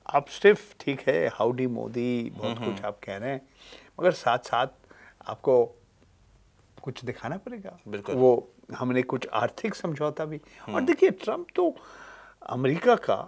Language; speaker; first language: Hindi; native; Hindi